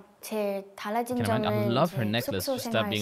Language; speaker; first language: Korean; non-native, learner; Thai